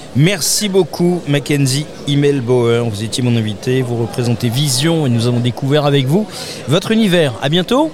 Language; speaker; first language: French; native; French